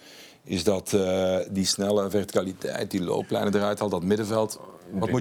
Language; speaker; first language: Dutch; native; Dutch